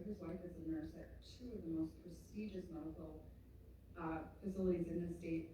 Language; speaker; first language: English; native; English